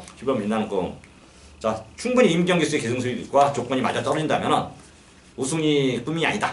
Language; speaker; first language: Korean; native; Korean